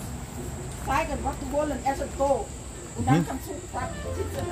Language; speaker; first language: German; non-native, learner; Thai